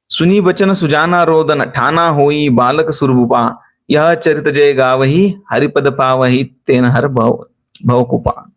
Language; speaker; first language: Hindi; non-native, local second language; Marathi